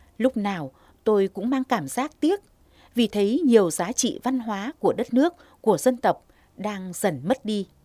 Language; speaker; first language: Vietnamese; native; Vietnamese